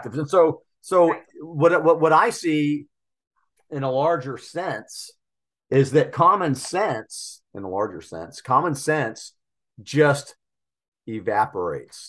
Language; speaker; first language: English; native; English